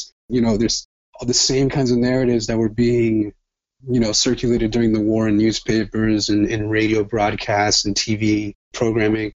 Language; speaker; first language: English; native; English